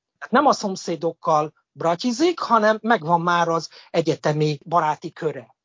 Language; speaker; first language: Hungarian; native; Hungarian